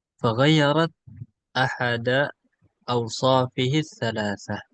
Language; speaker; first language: Arabic; non-native, fluent; Indonesian